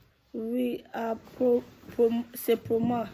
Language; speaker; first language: French; non-native, learner; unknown